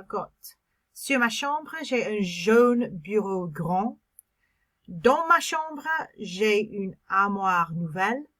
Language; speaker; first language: French; non-native, fluent; English